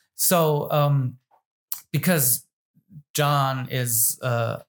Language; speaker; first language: English; non-native, fluent; German